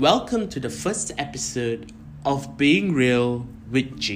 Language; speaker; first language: English; non-native, local second language; Tamil